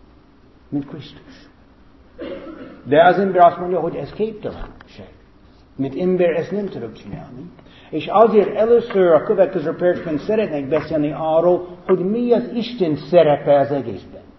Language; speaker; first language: Hungarian; non-native, fluent; English